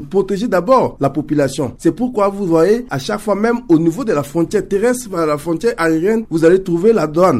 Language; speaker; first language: French; non-native, local second language; Sango